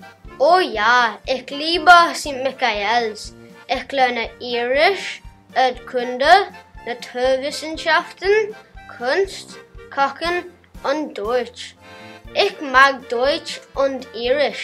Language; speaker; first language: German; non-native, learner; English